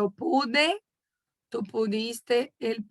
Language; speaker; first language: Spanish; non-native, fluent; Portuguese